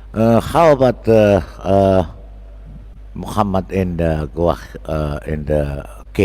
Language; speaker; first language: English; non-native, learner; Indonesian